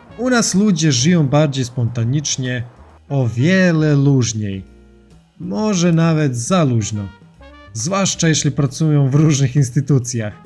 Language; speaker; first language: Polish; non-native, fluent; Serbian